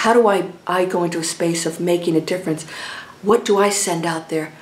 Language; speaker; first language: English; native; English